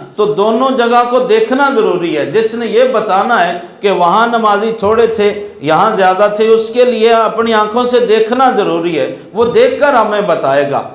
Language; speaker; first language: Urdu; non-native, local second language; Punjabi